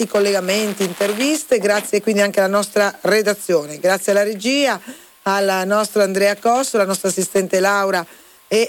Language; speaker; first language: Italian; native; Italian